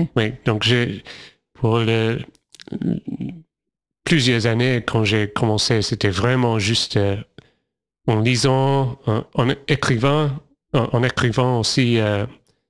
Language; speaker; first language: French; non-native, fluent; English